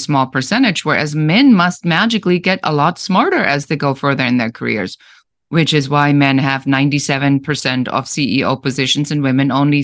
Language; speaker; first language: English; non-native, fluent; German